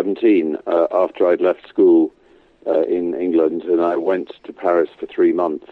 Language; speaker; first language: English; native; English